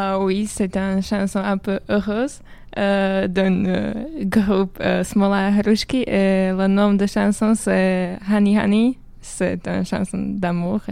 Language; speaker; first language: French; non-native, fluent; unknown